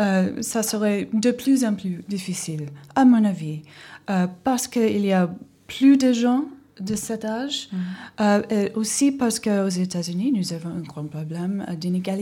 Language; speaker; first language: French; non-native, learner; English